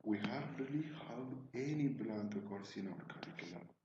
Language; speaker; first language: English; non-native, local second language; Amharic